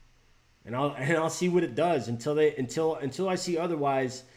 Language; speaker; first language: English; native; English